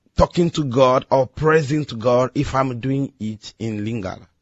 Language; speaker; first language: English; non-native, learner; Lingala